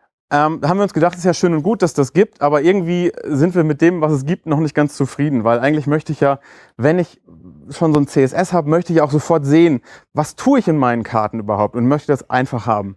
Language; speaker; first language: German; native; German